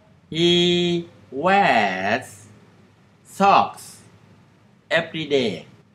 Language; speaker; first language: English; non-native, fluent; Thai